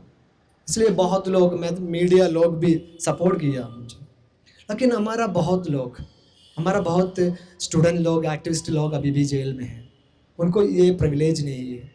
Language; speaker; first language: Hindi; non-native, local second language; Malayalam